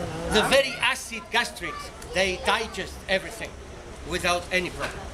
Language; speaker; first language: English; non-native, learner; Spanish